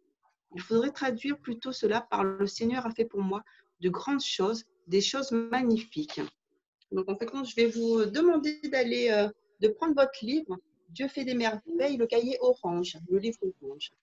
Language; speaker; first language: French; native; French